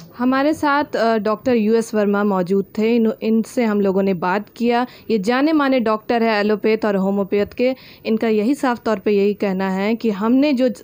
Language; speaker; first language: Hindi; native; Hindi